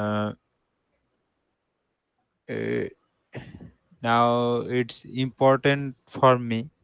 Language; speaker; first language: English; non-native, learner; Bangla